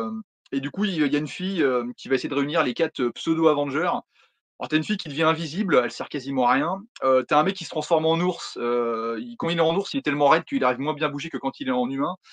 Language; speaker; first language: French; native; French